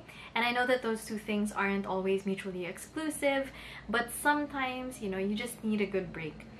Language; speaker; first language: English; non-native, local second language; Filipino